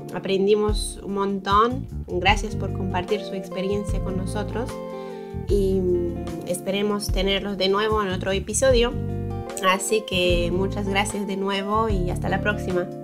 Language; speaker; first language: Spanish; non-native, fluent; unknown